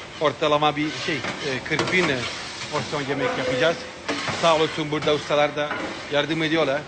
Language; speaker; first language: Turkish; non-native, fluent; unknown